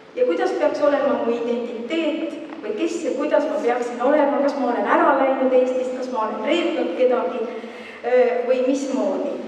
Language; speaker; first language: Estonian; native; Estonian